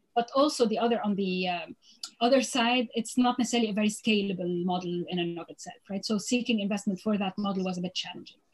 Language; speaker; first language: English; non-native, fluent; Arabic